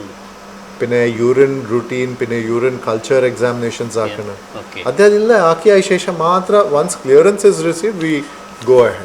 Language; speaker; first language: Malayalam; non-native, local second language; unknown